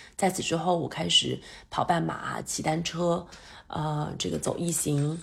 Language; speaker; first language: Chinese; native; Chinese